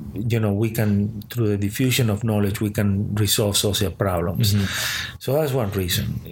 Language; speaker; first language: English; early bilingual, other home language; Spanish